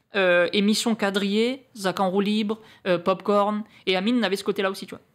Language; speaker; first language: French; native; French